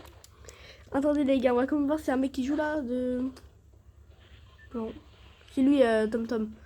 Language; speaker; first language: French; native; French